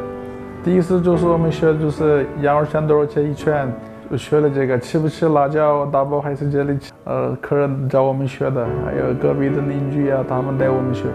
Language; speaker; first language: Chinese; non-native, local second language; Uyghur